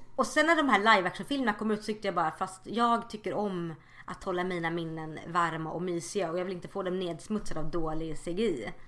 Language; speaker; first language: Swedish; native; Swedish